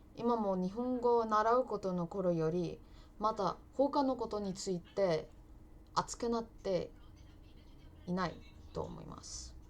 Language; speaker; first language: Japanese; non-native, learner; English